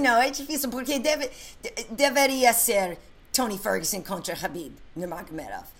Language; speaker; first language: Portuguese; non-native, learner; English